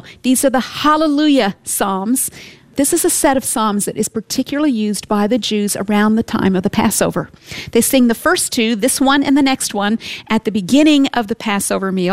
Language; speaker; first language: English; native; English